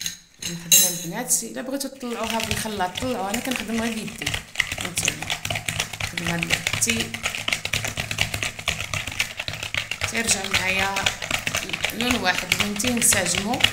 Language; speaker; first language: Arabic; native; Arabic